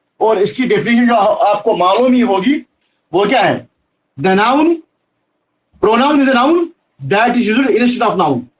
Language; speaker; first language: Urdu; non-native, local second language; Kashmiri